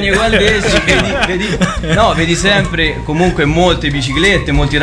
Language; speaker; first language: Italian; native; Italian